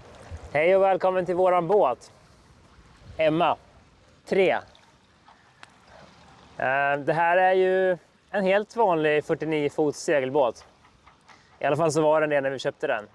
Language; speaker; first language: Swedish; native; Swedish